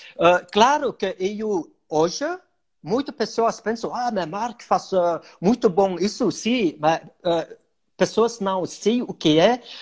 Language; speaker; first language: Portuguese; non-native, learner; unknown